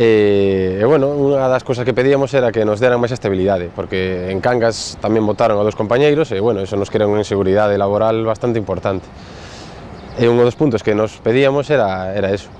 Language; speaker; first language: Spanish; non-native, local second language; Galician